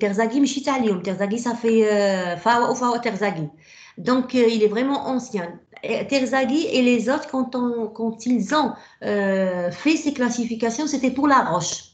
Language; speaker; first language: French; non-native, local second language; Arabic